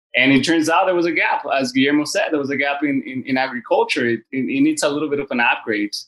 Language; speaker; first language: English; early bilingual, other home language; Spanish